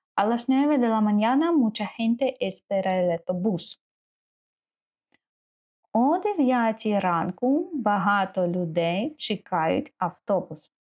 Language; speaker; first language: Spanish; non-native, learner; Ukrainian